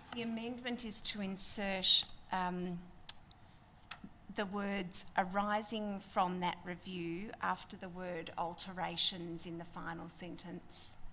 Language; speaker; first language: English; native; English